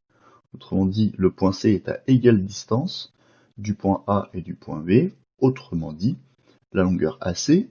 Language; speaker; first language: French; native; French